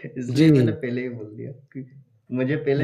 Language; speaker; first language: Hindi; native; Hindi